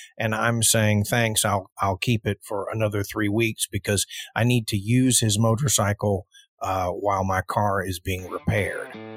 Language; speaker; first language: English; early bilingual, other home language; Spanish